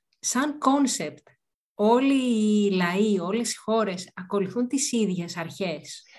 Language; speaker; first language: Greek; native; Greek